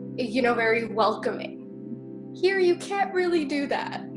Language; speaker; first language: English; native; English